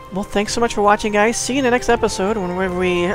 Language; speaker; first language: English; native; English